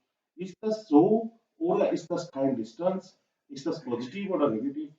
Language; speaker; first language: German; non-native, learner; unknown